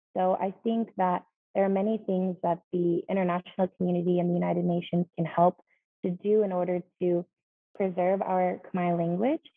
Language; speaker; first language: English; native; English